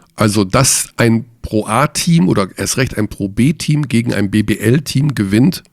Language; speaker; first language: German; native; German